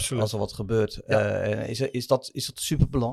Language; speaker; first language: Dutch; native; Dutch